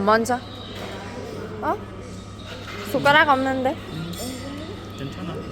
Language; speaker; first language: Korean; non-native, learner; Vietnamese